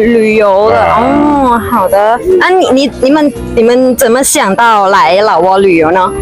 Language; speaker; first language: Chinese; non-native, learner; Thai